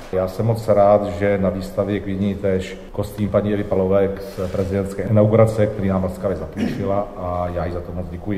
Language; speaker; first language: Czech; native; Czech